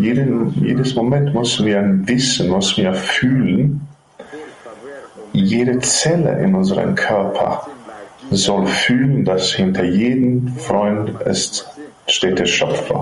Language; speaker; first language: German; non-native, fluent; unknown